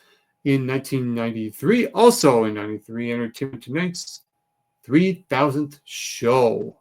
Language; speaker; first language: English; native; English